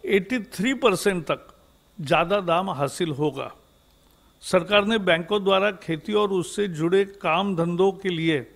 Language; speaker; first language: Hindi; non-native, local second language; Marathi